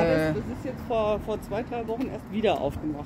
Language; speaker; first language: German; native; German